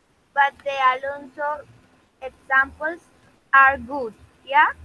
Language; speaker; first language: English; non-native, learner; Spanish